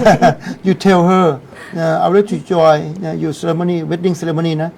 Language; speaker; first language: English; non-native, learner; Thai